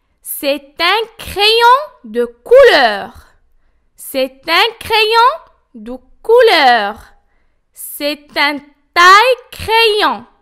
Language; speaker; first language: French; non-native, local second language; Arabic